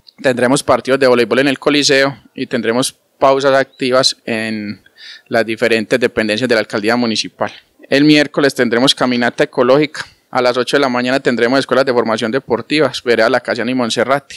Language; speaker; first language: Spanish; native; Spanish